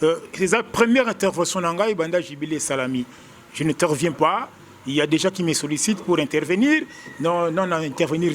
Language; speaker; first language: French; non-native, local second language; Lingala